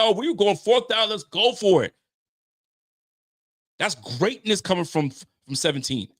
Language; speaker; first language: English; native; English